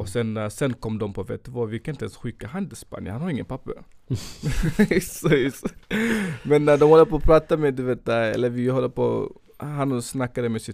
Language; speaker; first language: Swedish; non-native, fluent; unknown